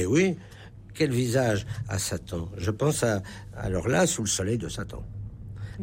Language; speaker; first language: French; native; French